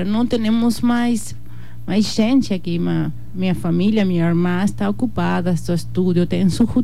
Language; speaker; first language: Portuguese; non-native, learner; Spanish